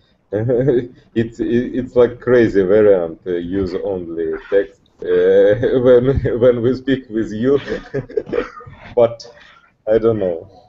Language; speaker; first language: English; non-native, learner; Russian